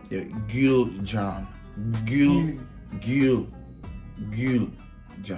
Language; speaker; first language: Turkish; non-native, learner; English